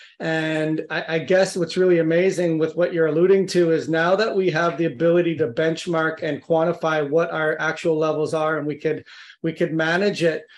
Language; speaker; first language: English; native; English